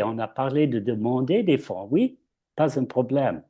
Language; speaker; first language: French; non-native, fluent; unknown